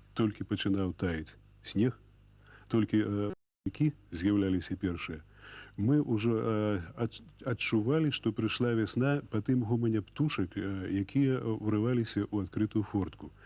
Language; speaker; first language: Belarusian; native; Belarusian